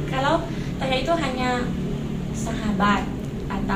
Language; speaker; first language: Indonesian; non-native, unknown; Thai